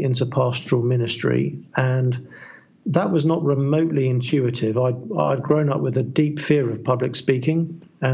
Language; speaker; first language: English; native; English